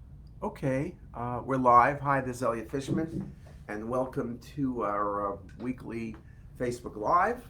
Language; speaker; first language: English; native; English